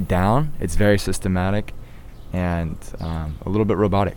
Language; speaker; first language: English; native; English